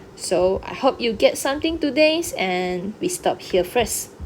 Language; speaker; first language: English; non-native, local second language; Malay